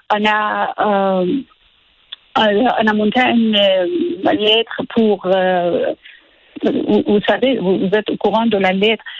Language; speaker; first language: French; non-native, learner; Persian